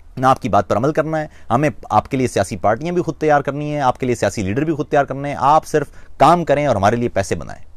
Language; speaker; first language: Urdu; non-native, local second language; Punjabi